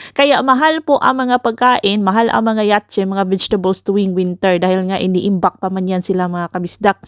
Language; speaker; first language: Filipino; non-native, local second language; Cebuano